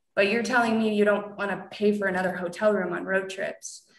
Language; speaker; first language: English; native; English